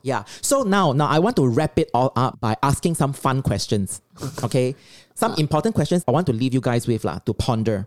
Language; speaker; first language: English; non-native, local second language; Chinese